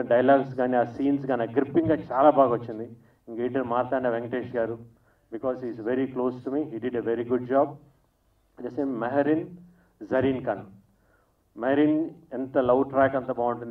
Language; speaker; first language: Telugu; native; Telugu